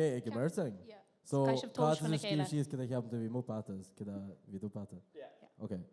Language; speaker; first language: Irish; native; Irish